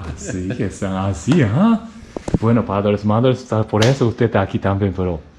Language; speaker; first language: Spanish; non-native, learner; Japanese